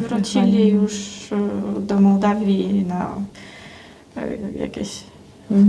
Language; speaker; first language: Polish; non-native, fluent; Russian